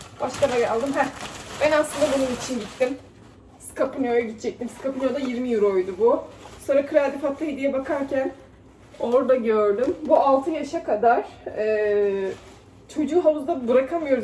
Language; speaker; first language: Turkish; early bilingual, other home language; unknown